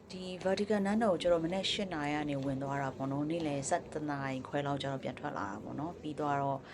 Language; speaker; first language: Burmese; non-native, local second language; Kachin